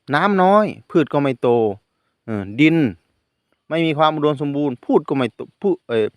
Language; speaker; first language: Thai; non-native, local second language; Northeastern Thai